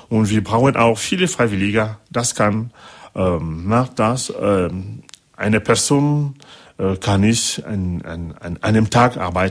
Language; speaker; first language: German; non-native, learner; French